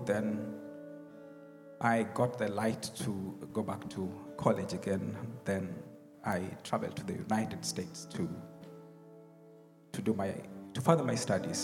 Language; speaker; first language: English; non-native, local second language; Luo (Kenya and Tanzania)